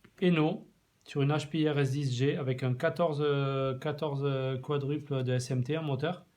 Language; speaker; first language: French; native; French